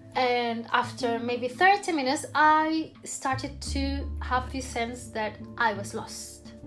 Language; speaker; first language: English; non-native, fluent; Spanish